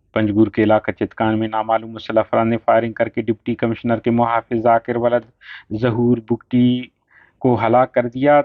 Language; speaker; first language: Urdu; non-native, local second language; Baluchi